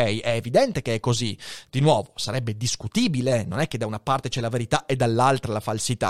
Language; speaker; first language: Italian; native; Italian